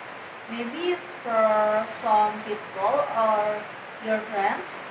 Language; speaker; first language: English; non-native, learner; Indonesian